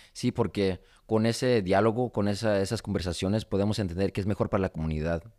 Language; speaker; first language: Spanish; early bilingual, heritage; Spanish